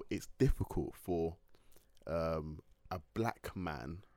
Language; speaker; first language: English; native; English